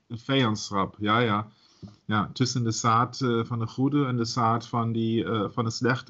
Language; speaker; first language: Dutch; non-native, learner; German